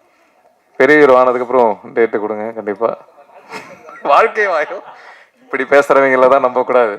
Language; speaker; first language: Tamil; native; Tamil